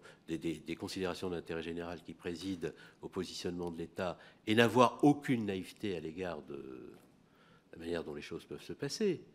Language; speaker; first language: French; native; French